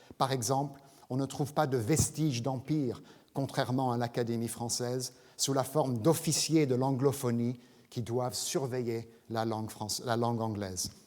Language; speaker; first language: French; non-native, fluent; English